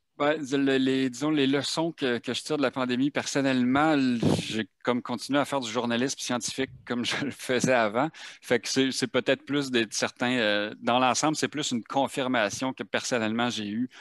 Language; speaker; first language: French; native; French